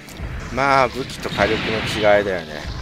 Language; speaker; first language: Japanese; native; Japanese